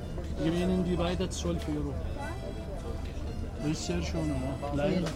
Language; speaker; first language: German; non-native, learner; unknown